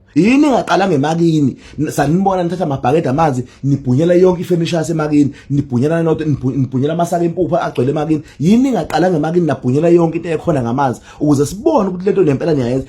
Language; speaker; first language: Zulu; native; Zulu